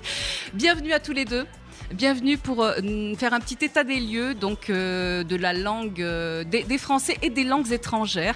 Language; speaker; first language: French; native; French